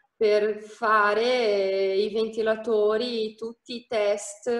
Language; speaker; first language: Italian; non-native, fluent; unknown